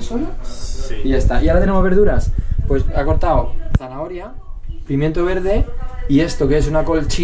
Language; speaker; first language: Spanish; native; Spanish